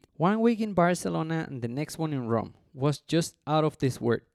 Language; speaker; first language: English; non-native, fluent; Spanish